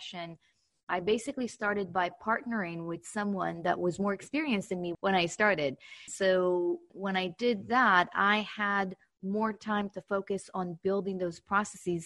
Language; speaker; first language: English; non-native, fluent; Hebrew